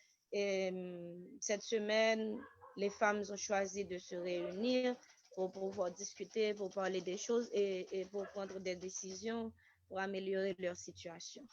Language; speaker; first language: French; non-native, local second language; Haitian Creole